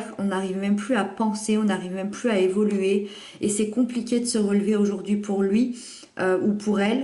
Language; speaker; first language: French; native; French